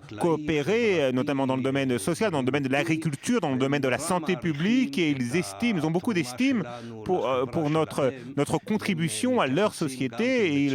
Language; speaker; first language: French; non-native, fluent; Hebrew